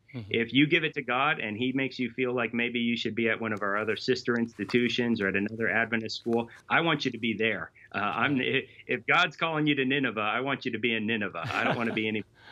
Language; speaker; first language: English; native; English